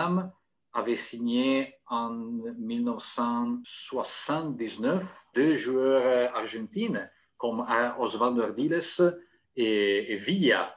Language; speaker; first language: French; non-native, fluent; Italian